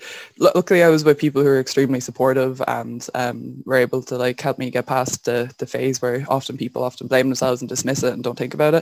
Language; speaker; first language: English; native; English